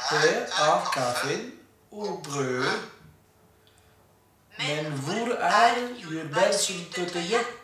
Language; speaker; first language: Norwegian; non-native, learner; French